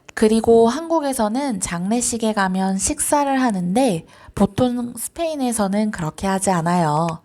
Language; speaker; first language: Korean; non-native, fluent; Spanish